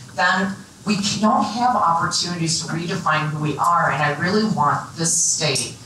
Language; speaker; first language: English; native; English